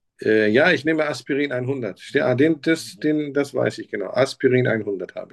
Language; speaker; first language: German; native; German